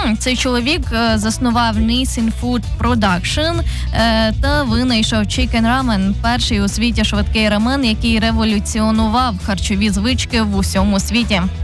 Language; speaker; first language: Ukrainian; native; Ukrainian